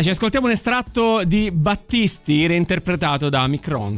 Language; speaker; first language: Italian; native; Italian